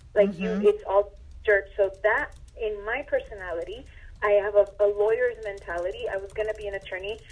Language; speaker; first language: English; early bilingual, other home language; Spanish